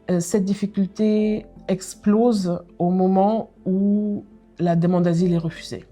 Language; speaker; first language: French; native; French